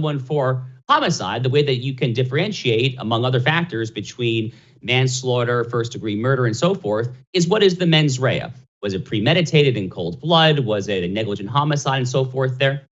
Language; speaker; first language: English; native; English